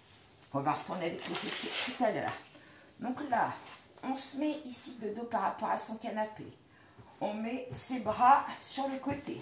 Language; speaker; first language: French; native; French